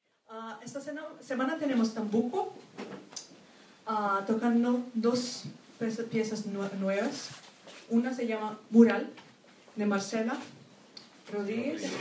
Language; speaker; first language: Spanish; non-native, fluent; Portuguese